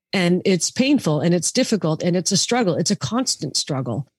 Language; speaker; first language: English; native; English